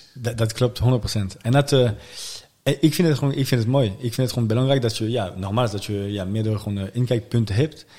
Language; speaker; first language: Dutch; non-native, fluent; French